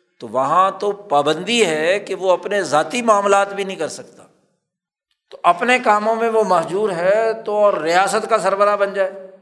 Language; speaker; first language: Urdu; non-native, local second language; Punjabi